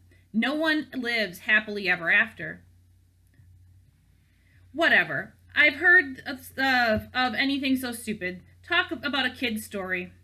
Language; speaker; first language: English; native; English